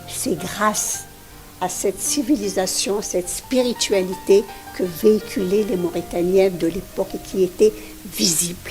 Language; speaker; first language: French; non-native, local second language; Arabic